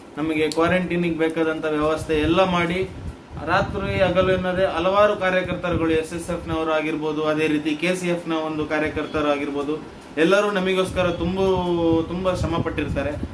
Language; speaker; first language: Kannada; native; Kannada